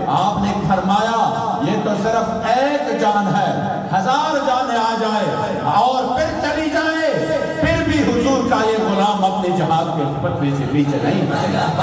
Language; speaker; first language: Urdu; non-native, local second language; Pashto